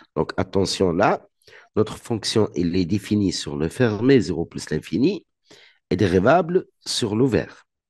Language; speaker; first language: French; non-native, local second language; Arabic